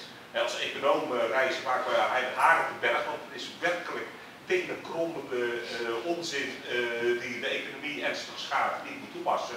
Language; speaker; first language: Dutch; native; Dutch